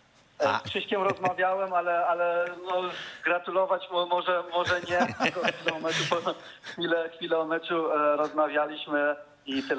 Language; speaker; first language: Polish; early bilingual, heritage; Polish